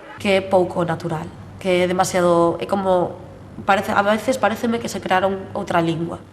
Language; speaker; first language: Galician; non-native, local second language; Spanish